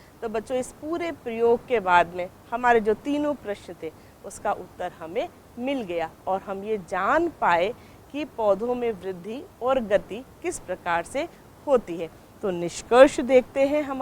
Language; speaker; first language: Hindi; native; Hindi